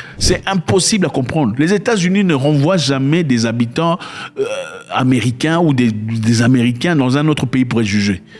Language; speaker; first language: French; non-native, local second language; Lingala